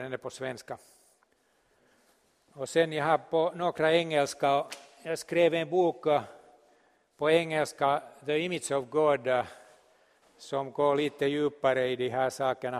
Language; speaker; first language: Swedish; non-native, local second language; Finnish